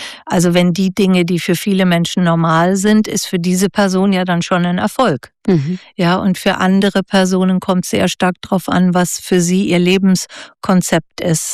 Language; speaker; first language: German; native; German